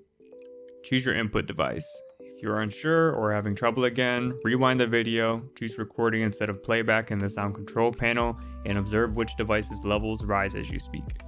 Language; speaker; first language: English; native; English